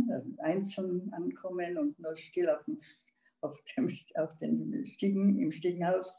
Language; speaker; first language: German; non-native, local second language; Czech